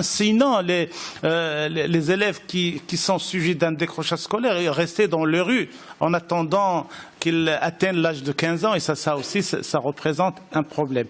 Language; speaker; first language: French; non-native, local second language; Arabic